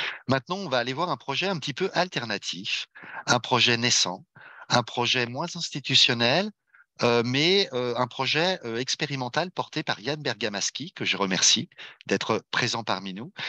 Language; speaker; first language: French; native; French